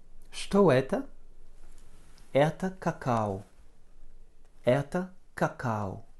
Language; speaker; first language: Russian; non-native, fluent; French